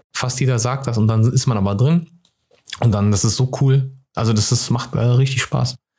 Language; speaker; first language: German; native; German